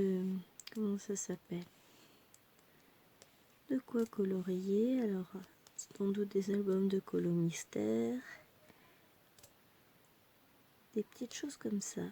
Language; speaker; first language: French; native; French